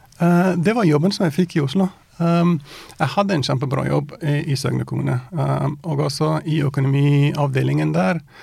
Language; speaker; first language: Norwegian; non-native, fluent; Persian